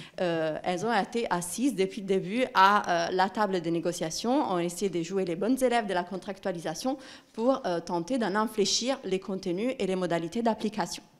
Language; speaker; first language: French; non-native, fluent; Italian